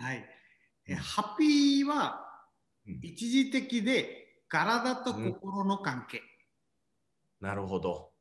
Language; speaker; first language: Japanese; non-native, learner; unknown